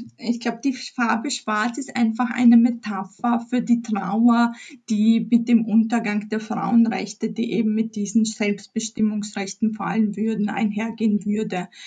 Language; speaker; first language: German; early bilingual, other home language; Polish